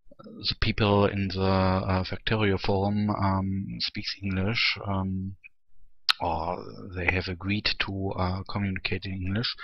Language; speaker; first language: English; non-native, learner; German